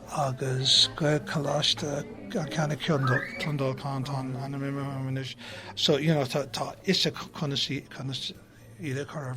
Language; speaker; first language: Irish; non-native, local second language; English